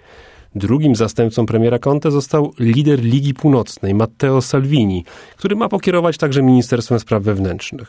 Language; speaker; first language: Polish; native; Polish